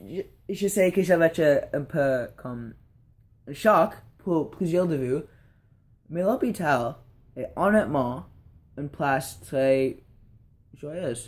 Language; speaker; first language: French; non-native, learner; English